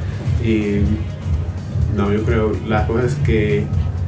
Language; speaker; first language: Spanish; non-native, fluent; English